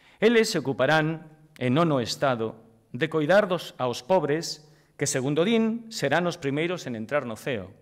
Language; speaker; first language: Galician; native; Galician